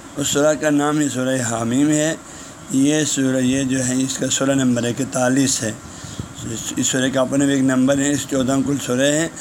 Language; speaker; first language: Urdu; non-native, local second language; Balti